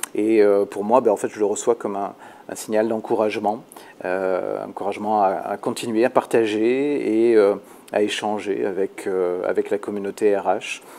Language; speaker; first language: French; native; French